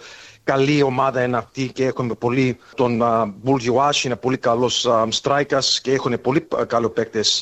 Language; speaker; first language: Greek; early bilingual, heritage; English